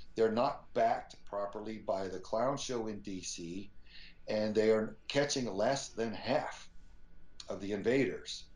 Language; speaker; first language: English; native; English